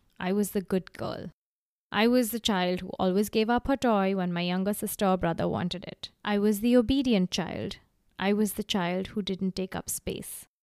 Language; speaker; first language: English; non-native, local second language; Gujarati